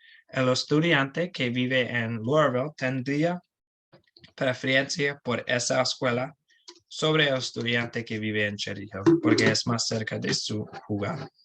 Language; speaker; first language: Spanish; non-native, learner; English